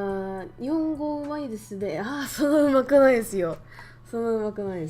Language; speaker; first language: Japanese; non-native, fluent; Vietnamese